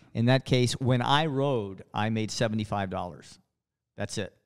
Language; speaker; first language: English; native; English